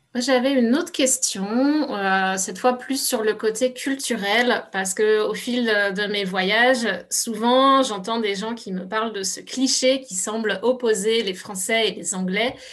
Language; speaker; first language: French; native; French